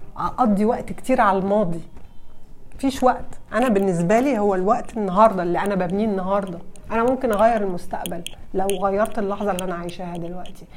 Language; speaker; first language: Arabic; early bilingual, heritage; Arabic